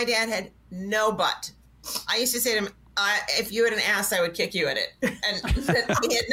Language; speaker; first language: English; native; English